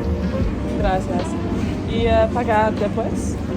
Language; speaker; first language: Spanish; non-native, learner; English